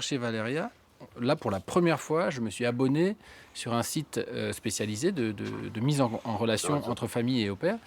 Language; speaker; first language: French; native; French